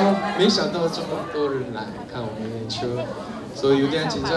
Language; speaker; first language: Chinese; non-native, fluent; Korean